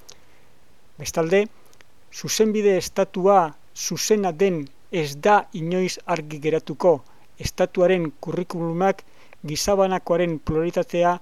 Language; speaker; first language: Basque; native; Basque